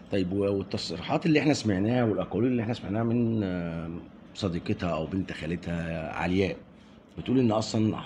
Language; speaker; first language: Arabic; native; Arabic